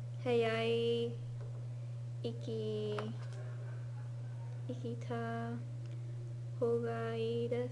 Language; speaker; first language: Japanese; non-native, learner; English